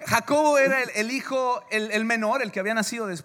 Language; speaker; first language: Spanish; early bilingual, heritage; English